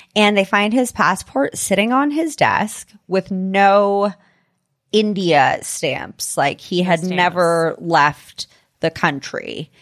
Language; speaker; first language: English; native; English